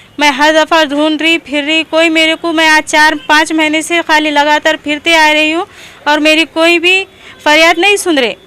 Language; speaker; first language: Hindi; native; Hindi